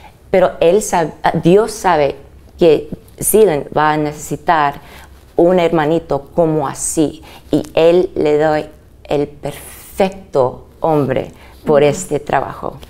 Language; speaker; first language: Spanish; early bilingual, other home language; English